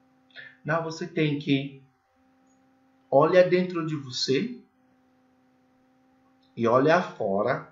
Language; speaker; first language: Portuguese; non-native, learner; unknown